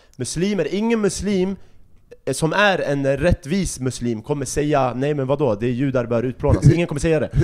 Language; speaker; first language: Swedish; early bilingual, other home language; Arabic